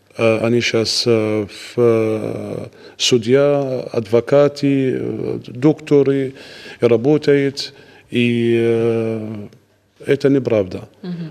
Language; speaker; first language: Russian; non-native, learner; Arabic